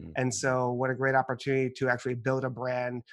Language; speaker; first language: English; native; English